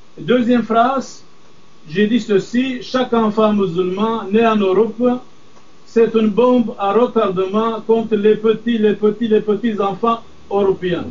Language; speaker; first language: French; non-native, fluent; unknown